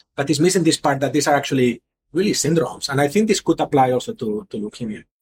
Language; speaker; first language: English; non-native, fluent; Spanish